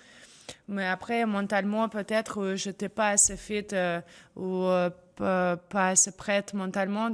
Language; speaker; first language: French; non-native, fluent; Russian